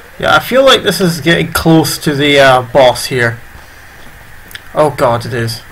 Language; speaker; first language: English; native; English